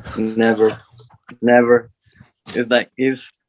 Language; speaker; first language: English; non-native, learner; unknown